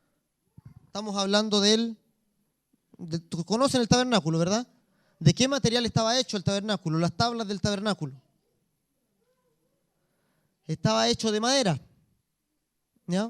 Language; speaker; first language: Spanish; native; Spanish